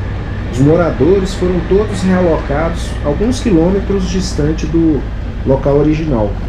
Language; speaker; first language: Portuguese; native; Portuguese